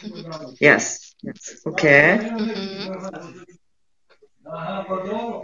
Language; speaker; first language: English; non-native, learner; Japanese